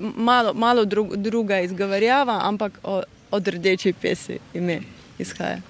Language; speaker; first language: Slovenian; non-native, fluent; Russian